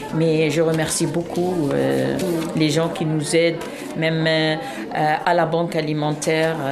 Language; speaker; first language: French; non-native, local second language; Arabic